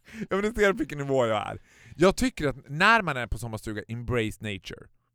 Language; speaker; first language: Swedish; native; Swedish